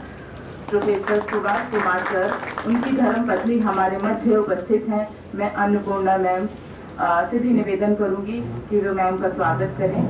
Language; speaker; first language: Hindi; native; Hindi